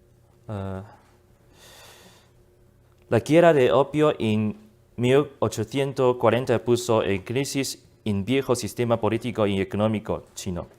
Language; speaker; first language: Spanish; non-native, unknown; Chinese